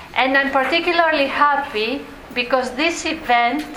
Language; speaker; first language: English; non-native, fluent; Greek